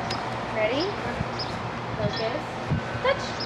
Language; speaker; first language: English; native; English